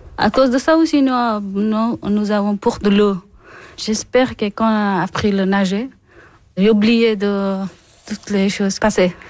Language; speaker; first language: French; non-native, learner; Persian